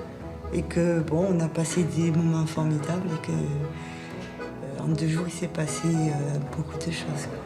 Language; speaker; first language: French; native; French